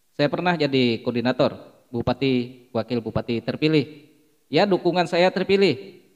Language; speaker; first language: Indonesian; non-native, local second language; Iban